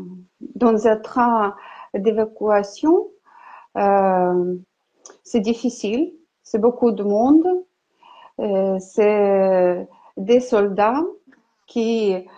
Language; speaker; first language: French; non-native, learner; Ukrainian